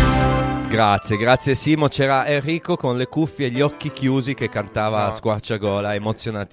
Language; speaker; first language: Italian; native; Italian